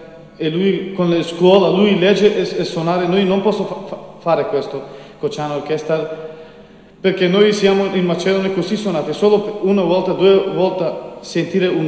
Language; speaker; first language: Italian; non-native, learner; Macedonian